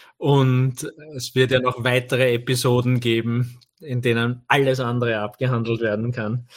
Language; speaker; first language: German; native; German